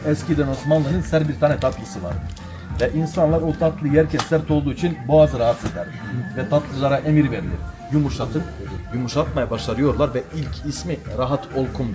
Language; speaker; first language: Turkish; native; Turkish